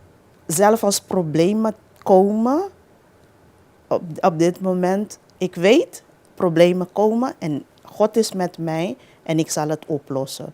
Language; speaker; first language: Dutch; non-native, local second language; Papiamento